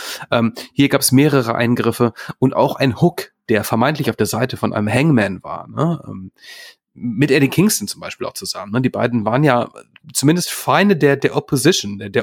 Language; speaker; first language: German; native; German